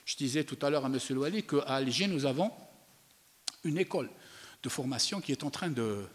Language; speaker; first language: French; non-native, local second language; Arabic